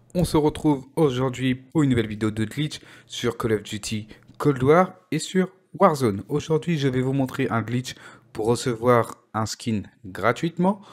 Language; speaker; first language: French; native; French